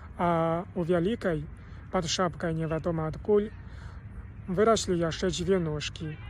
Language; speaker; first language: Belarusian; non-native, learner; Chinese